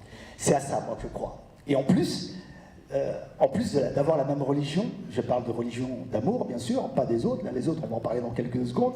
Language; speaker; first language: French; early bilingual, other home language; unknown